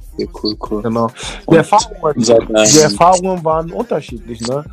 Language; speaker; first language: German; early bilingual, other home language; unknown